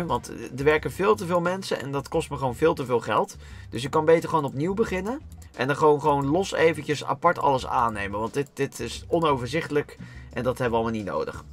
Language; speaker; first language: Dutch; native; Dutch